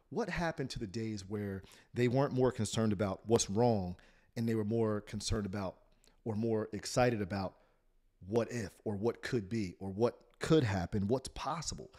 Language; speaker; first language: English; native; English